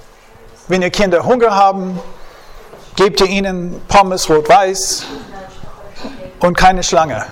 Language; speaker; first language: German; non-native, fluent; English